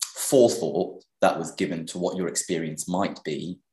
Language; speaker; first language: English; native; English